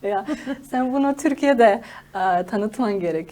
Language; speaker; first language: Turkish; non-native, fluent; Slovenian